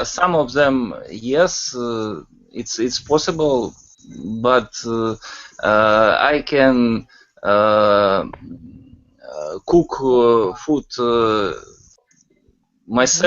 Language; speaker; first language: English; non-native, learner; Russian